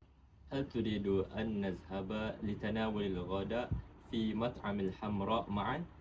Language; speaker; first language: Arabic; non-native, learner; Malay